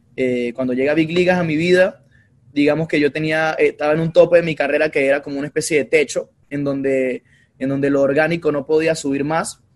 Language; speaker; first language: Spanish; native; Spanish